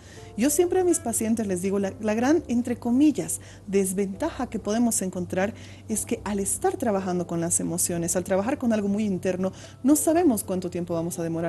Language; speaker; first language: Spanish; native; Spanish